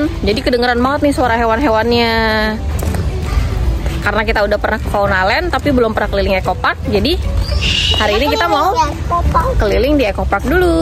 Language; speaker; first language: Indonesian; native; Indonesian